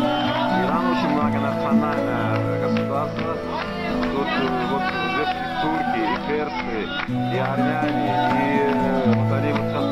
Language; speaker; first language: Russian; non-native, local second language; Tajik